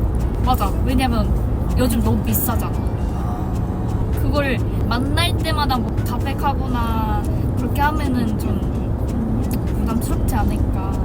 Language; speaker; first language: Korean; non-native, fluent; Japanese